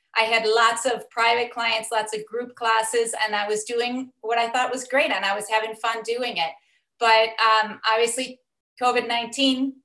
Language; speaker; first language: English; native; English